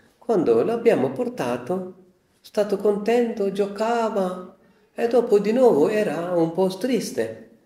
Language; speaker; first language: Italian; non-native, fluent; Malayalam